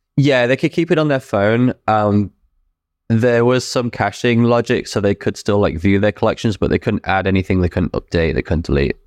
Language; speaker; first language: English; native; English